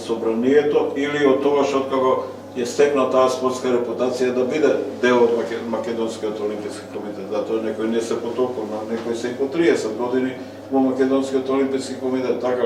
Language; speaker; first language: Macedonian; native; Macedonian